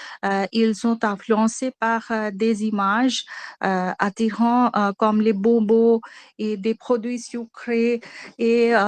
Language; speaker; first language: French; non-native, learner; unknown